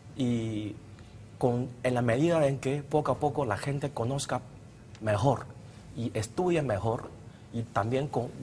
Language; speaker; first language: Spanish; non-native, fluent; Chinese